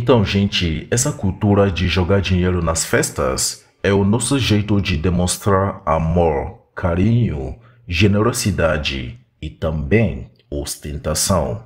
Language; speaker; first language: Portuguese; non-native, fluent; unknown